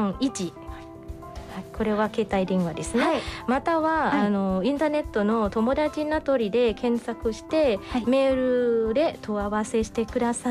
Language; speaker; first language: Japanese; non-native, fluent; Thai